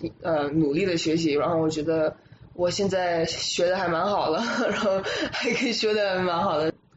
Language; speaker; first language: Chinese; early bilingual, other home language; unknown